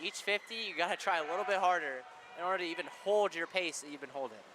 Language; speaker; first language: English; native; English